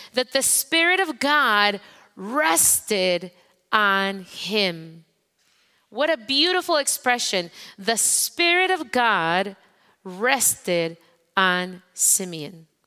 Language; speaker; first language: English; non-native, fluent; Spanish